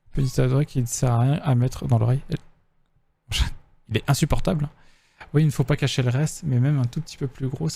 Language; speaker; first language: French; native; French